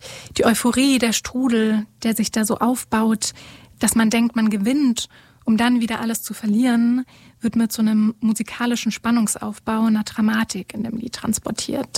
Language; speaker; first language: German; native; German